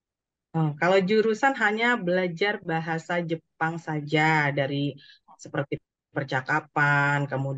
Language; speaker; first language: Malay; non-native, fluent; Japanese